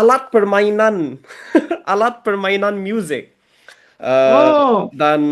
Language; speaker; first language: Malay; early bilingual, heritage; Malay